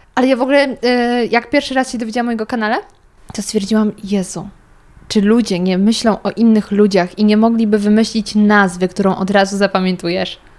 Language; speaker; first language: Polish; native; Polish